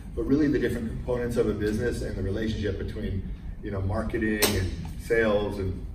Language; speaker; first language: English; native; English